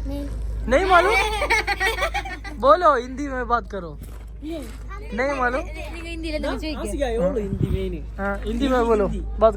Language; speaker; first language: Hindi; non-native, local second language; Malayalam